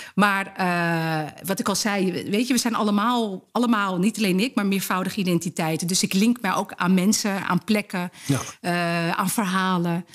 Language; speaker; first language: Dutch; early bilingual, other home language; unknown